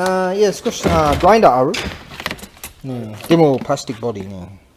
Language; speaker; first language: Japanese; non-native, learner; English